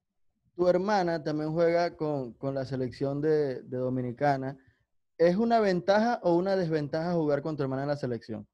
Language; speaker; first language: Spanish; native; Spanish